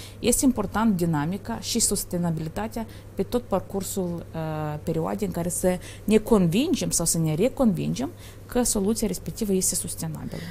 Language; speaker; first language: Romanian; native; Romanian